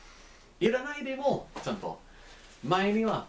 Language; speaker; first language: Japanese; non-native, learner; English